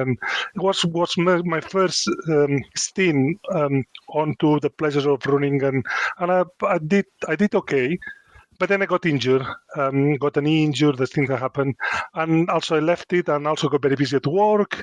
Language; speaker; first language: English; non-native, fluent; Spanish